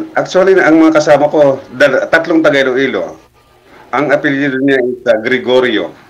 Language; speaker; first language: Filipino; non-native, local second language; Waray